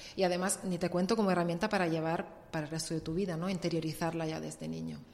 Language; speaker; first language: Spanish; non-native, fluent; Italian